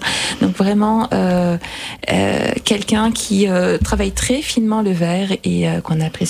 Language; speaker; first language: French; native; French